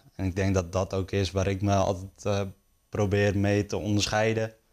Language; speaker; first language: Dutch; native; Dutch